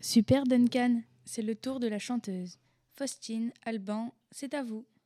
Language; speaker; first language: French; native; French